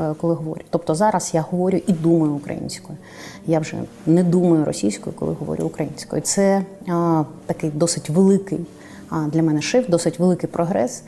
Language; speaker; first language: Ukrainian; non-native, local second language; Russian